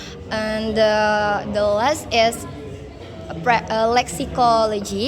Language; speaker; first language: English; non-native, learner; Indonesian